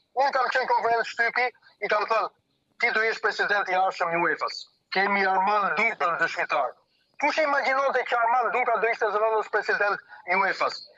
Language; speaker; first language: Albanian; early bilingual, heritage; Albanian